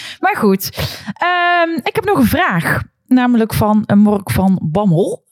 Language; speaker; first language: Dutch; native; Dutch